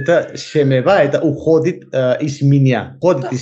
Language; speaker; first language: Russian; non-native, learner; Spanish